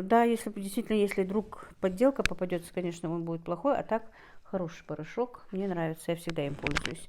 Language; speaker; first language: Russian; non-native, local second language; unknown